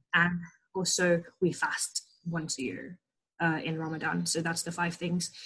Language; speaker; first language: English; non-native, fluent; Indonesian